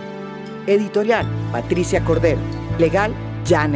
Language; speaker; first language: Spanish; native; Spanish